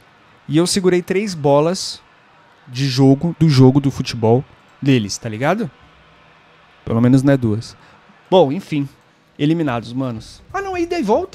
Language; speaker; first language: Portuguese; native; Portuguese